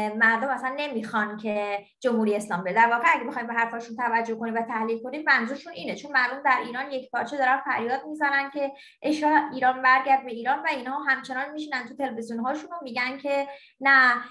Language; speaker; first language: Persian; non-native, local second language; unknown